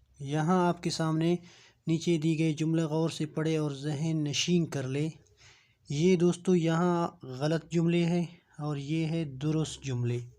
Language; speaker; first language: Urdu; non-native, local second language; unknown